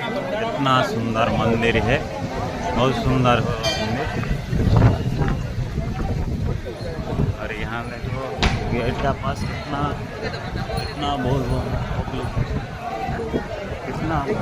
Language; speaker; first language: Hindi; non-native, local second language; Odia